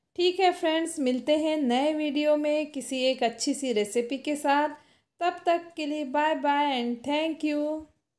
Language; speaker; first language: Hindi; native; Hindi